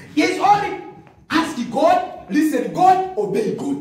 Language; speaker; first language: English; non-native, local second language; Swahili